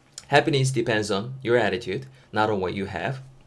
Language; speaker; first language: English; non-native, fluent; Korean